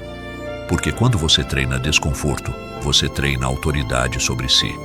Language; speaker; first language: Portuguese; native; Portuguese